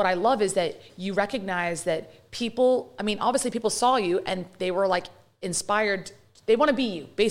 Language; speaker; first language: English; native; English